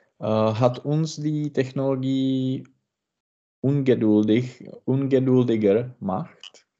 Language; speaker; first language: German; non-native, learner; Czech